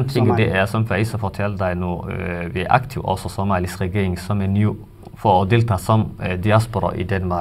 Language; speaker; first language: Danish; non-native, fluent; Somali